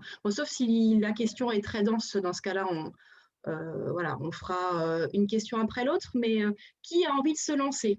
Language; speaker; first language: French; native; French